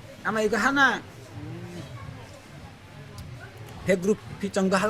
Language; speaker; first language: Korean; non-native, fluent; Nepali